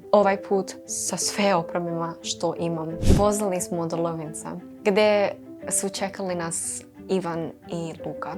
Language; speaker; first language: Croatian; non-native, learner; English